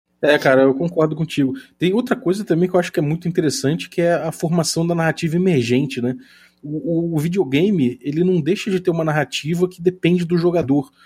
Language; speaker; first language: Portuguese; native; Portuguese